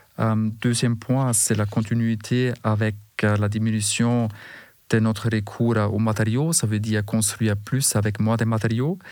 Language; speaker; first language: French; non-native, fluent; German